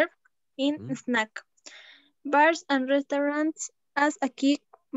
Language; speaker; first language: English; non-native, learner; Spanish